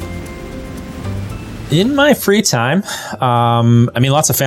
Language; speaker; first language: English; native; English